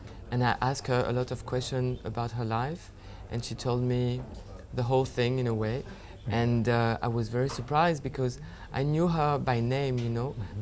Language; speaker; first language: English; non-native, fluent; French